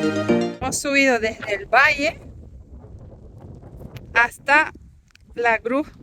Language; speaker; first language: Spanish; native; Spanish